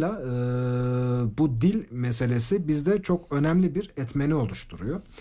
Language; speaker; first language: Turkish; native; Turkish